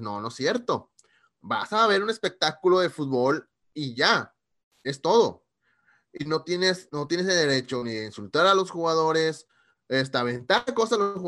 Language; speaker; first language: Spanish; native; Spanish